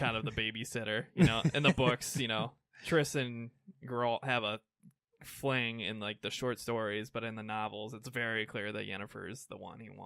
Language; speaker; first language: English; native; English